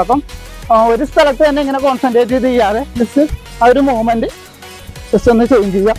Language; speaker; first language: Malayalam; native; Malayalam